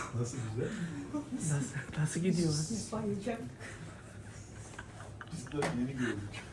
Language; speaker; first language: Turkish; non-native, learner; Korean